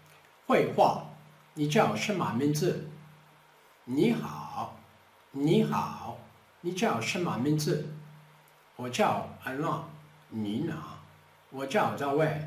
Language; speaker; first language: Chinese; non-native, fluent; Portuguese